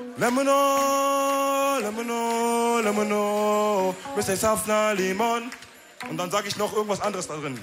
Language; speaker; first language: German; early bilingual, other home language; Wolof